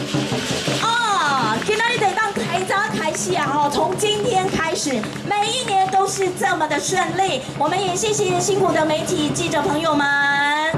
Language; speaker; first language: Chinese; native; Chinese